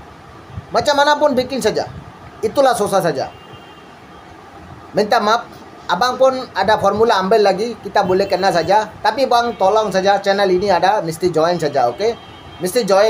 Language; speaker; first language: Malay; non-native, learner; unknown